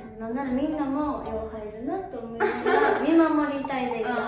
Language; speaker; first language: Japanese; native; Japanese